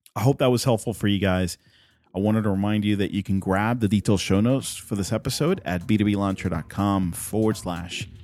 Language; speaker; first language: English; non-native, fluent; Spanish